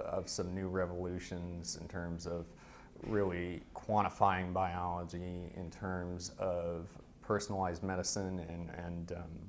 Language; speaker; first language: English; native; English